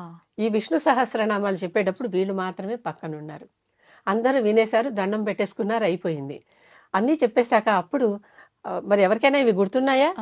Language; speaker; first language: Telugu; native; Telugu